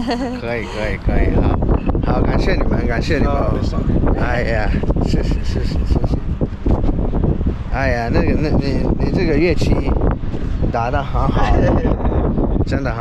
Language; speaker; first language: Chinese; non-native, learner; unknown